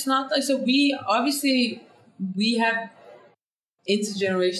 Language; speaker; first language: English; non-native, fluent; Danish